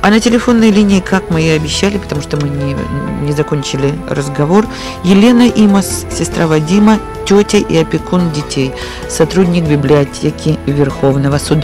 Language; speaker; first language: Russian; native; Russian